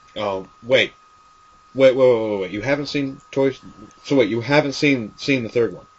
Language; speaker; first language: English; native; English